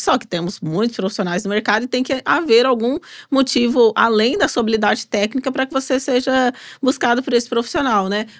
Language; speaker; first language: Portuguese; native; Portuguese